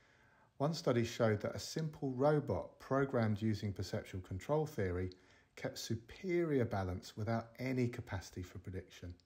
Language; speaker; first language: English; native; English